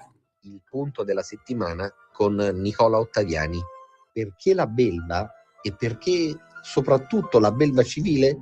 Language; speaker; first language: Italian; native; Italian